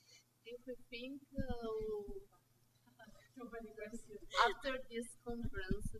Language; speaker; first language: English; non-native, fluent; Italian